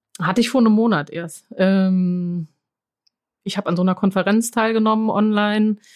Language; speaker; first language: German; non-native, fluent; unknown